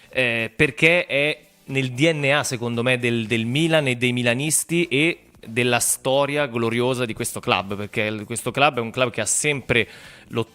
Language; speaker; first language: Italian; native; Italian